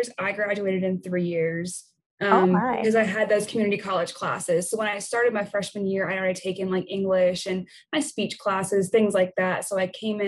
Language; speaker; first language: English; native; English